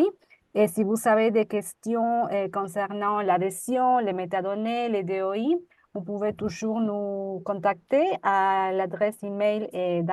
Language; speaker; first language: French; non-native, fluent; Spanish